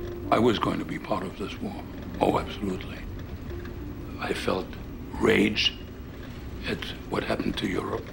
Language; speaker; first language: English; non-native, fluent; German